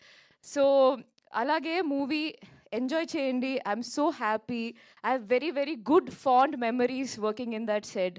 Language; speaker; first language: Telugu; non-native, local second language; Malayalam